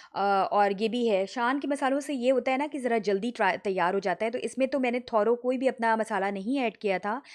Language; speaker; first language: Urdu; native; Urdu